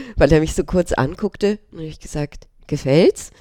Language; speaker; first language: German; early bilingual, other home language; Romanian